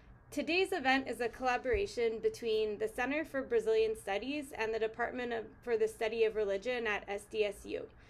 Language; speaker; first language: English; native; English